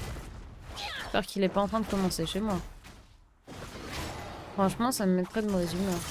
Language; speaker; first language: French; native; French